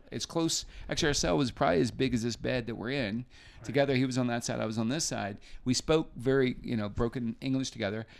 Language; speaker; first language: English; native; English